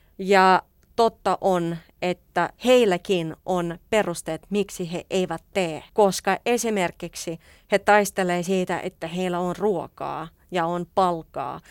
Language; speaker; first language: Finnish; non-native, fluent; Russian